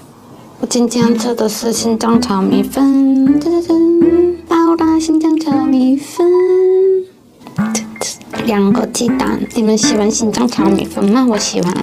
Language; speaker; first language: Chinese; non-native, learner; Korean